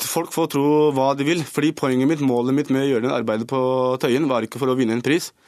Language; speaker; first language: Norwegian; early bilingual, other home language; Urdu